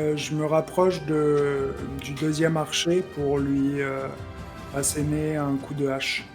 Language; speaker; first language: French; native; French